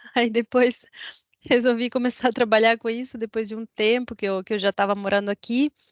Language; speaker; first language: Portuguese; non-native, fluent; Italian